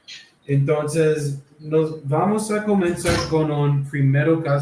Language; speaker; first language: Spanish; non-native, learner; English